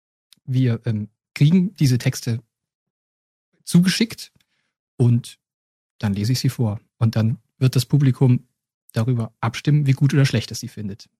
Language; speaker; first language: German; native; German